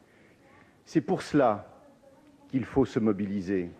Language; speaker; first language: French; native; French